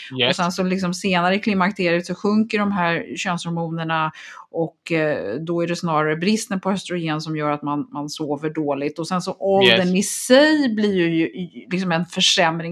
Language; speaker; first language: Swedish; native; Swedish